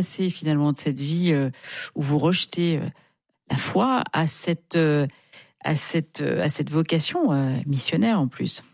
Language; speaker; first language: French; native; French